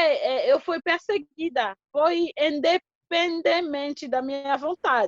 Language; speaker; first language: Portuguese; non-native, fluent; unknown